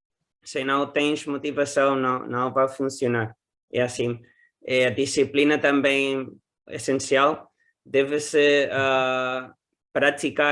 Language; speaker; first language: Portuguese; non-native, learner; Spanish